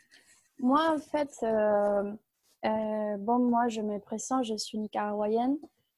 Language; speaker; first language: French; non-native, fluent; Spanish